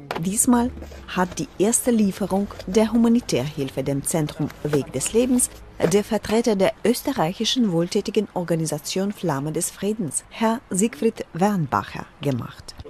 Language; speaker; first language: German; non-native, fluent; Ukrainian